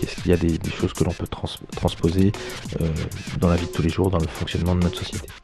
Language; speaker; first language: French; native; French